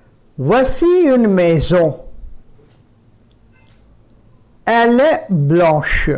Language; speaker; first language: French; non-native, fluent; Bangla